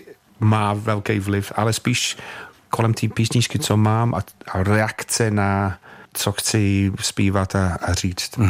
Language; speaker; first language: Czech; non-native, fluent; English